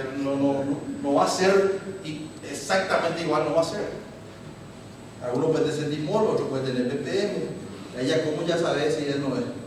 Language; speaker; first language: Spanish; native; Spanish